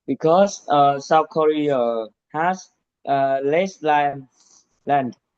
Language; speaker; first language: English; non-native, learner; Vietnamese